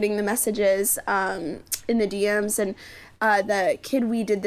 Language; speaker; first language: English; native; English